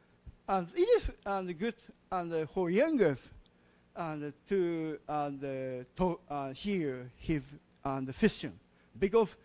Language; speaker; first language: English; non-native, learner; Japanese